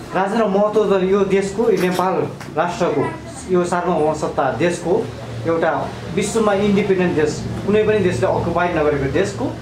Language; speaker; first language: Nepali; native; Nepali